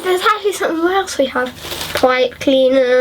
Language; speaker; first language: English; native; English